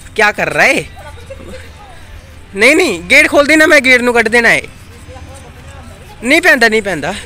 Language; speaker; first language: Hindi; non-native, local second language; Punjabi